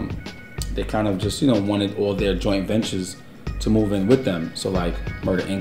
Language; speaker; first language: English; native; English